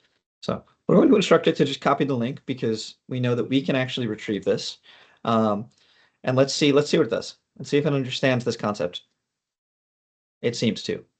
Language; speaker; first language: English; native; English